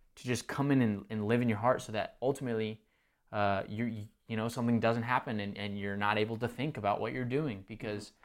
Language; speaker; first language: English; native; English